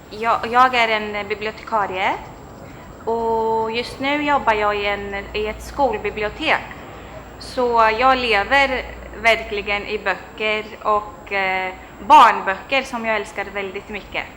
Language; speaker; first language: Swedish; non-native, fluent; Greek